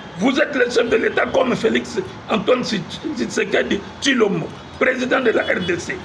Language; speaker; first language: French; non-native, local second language; Lingala